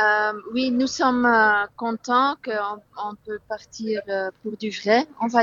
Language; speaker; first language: French; non-native, fluent; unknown